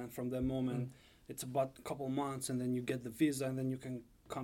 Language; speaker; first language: English; non-native, fluent; Albanian